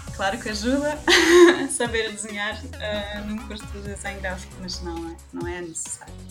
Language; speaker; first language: Portuguese; non-native, local second language; German